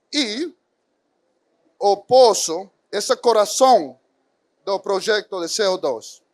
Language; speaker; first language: Portuguese; non-native, fluent; Spanish